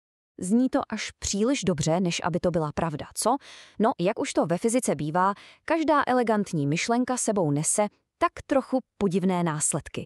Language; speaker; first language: Czech; native; Czech